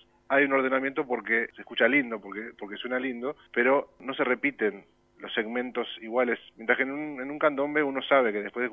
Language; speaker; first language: Spanish; native; Spanish